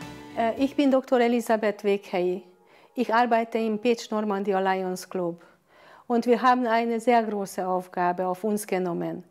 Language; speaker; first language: German; non-native, fluent; Hungarian